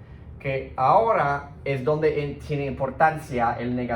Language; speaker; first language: Spanish; early bilingual, heritage; Spanish